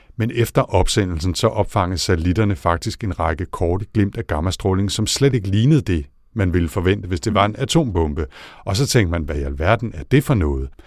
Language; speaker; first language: Danish; native; Danish